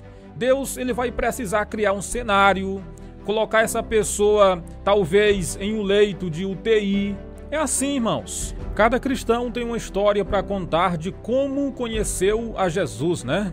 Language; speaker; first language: Portuguese; native; Portuguese